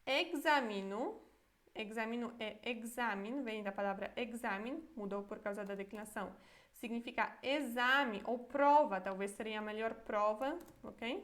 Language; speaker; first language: Portuguese; non-native, fluent; Polish